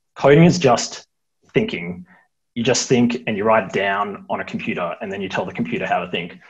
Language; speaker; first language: English; native; English